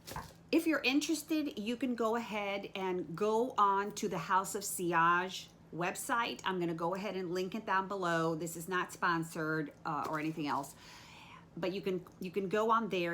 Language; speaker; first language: English; native; English